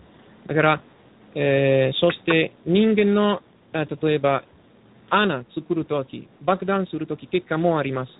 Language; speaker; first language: Japanese; non-native, learner; Italian